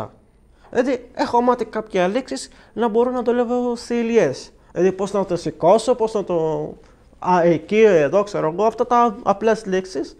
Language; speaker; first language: Greek; non-native, learner; Arabic